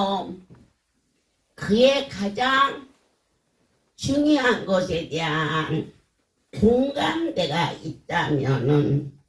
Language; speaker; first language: Korean; native; Korean